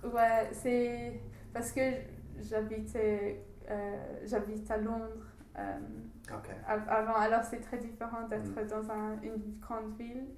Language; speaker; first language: French; non-native, learner; English